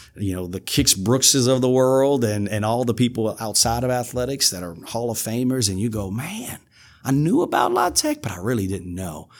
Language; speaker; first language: English; native; English